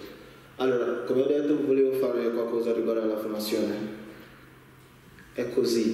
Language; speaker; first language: Italian; non-native, learner; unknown